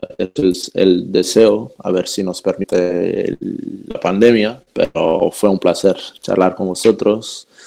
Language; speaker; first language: Spanish; non-native, fluent; Croatian